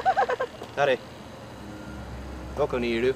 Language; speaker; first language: Japanese; non-native, learner; English